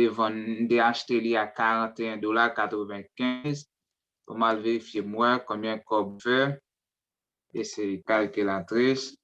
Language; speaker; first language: French; non-native, learner; Haitian Creole